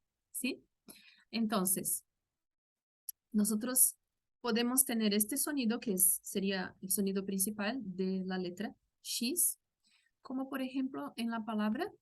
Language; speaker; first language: Spanish; non-native, local second language; Portuguese